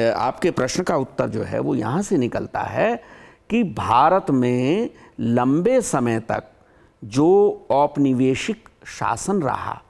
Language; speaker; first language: Hindi; native; Hindi